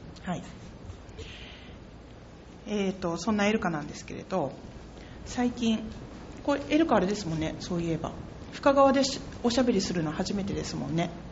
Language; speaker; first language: Japanese; native; Japanese